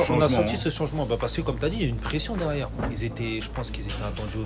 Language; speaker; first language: French; native; French